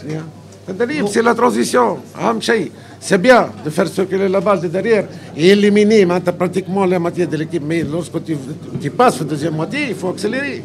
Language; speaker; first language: French; non-native, local second language; Arabic